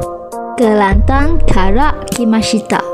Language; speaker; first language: Japanese; non-native, learner; Malay